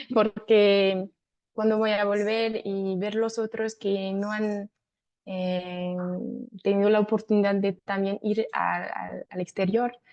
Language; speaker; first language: Spanish; non-native, fluent; French